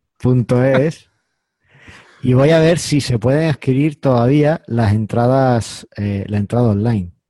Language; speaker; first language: Spanish; native; Spanish